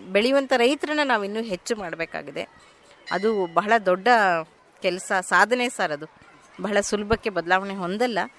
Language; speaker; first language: Kannada; native; Kannada